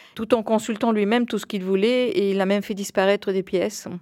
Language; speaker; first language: French; early bilingual, heritage; Spanish